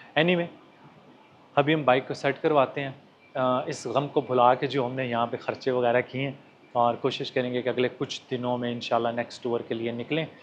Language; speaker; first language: Urdu; non-native, local second language; Punjabi